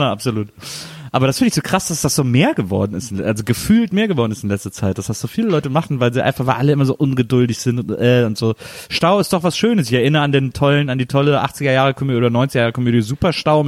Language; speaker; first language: German; native; German